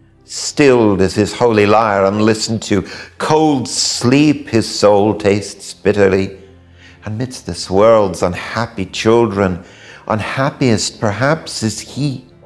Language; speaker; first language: English; native; English